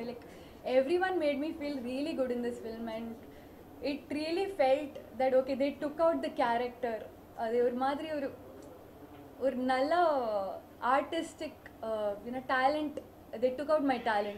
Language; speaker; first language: Tamil; non-native, learner; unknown